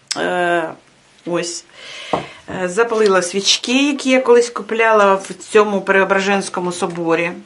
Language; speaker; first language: Ukrainian; native; Ukrainian